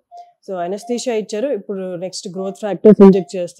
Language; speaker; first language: Telugu; native; Telugu